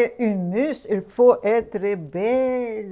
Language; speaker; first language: French; non-native, learner; Russian